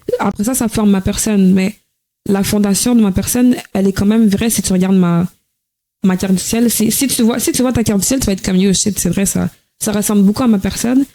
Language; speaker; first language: French; native; French